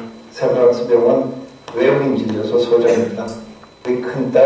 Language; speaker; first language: Korean; early bilingual, other home language; English